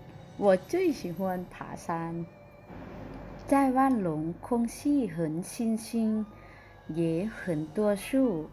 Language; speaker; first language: Chinese; non-native, learner; Lao